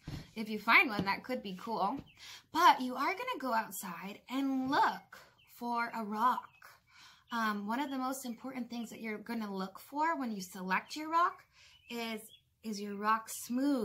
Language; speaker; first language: English; native; English